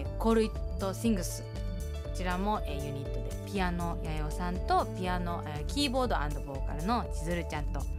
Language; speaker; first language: Japanese; early bilingual, heritage; Japanese